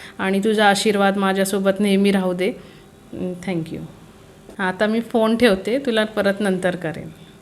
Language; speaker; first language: Marathi; native; Marathi